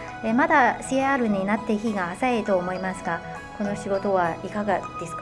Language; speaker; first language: Japanese; non-native, fluent; Chinese